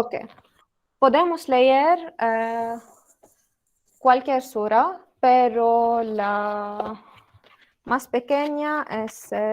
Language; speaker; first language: Spanish; non-native, learner; Arabic